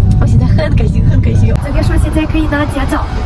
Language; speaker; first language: Chinese; non-native, learner; Russian